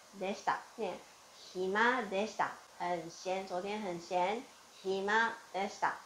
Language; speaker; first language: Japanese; non-native, fluent; Chinese